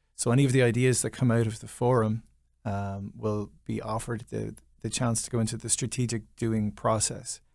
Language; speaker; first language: English; native; English